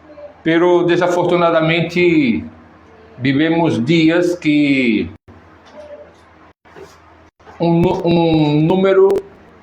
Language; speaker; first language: Spanish; non-native, fluent; Portuguese